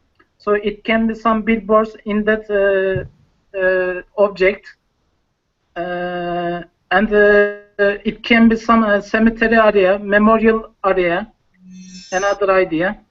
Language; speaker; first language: English; non-native, learner; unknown